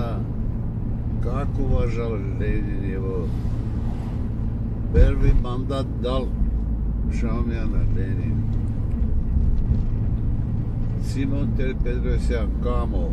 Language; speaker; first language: Russian; non-native, local second language; Armenian